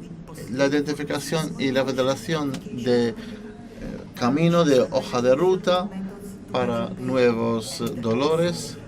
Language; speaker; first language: Spanish; non-native, fluent; Italian